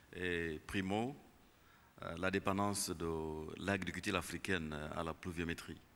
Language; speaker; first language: French; non-native, local second language; Kinyarwanda